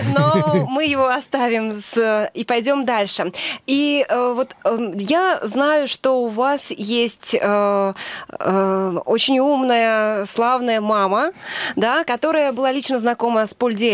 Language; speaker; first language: Russian; native; Russian